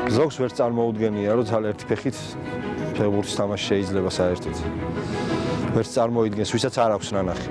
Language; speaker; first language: Georgian; native; Georgian